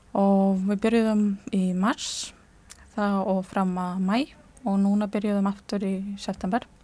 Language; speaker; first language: Icelandic; non-native, fluent; Latvian